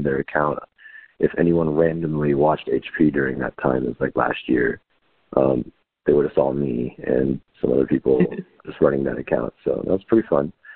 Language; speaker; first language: English; native; English